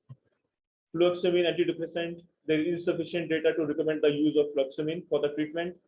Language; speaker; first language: English; non-native, local second language; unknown